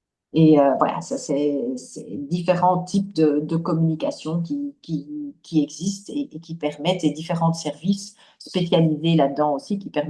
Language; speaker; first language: French; native; French